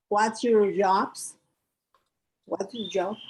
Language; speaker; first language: English; non-native, learner; Spanish